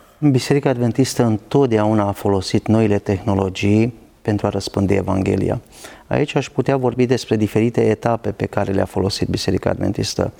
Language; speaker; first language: Romanian; non-native, local second language; Hungarian